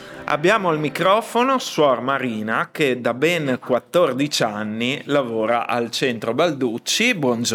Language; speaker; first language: Italian; native; Italian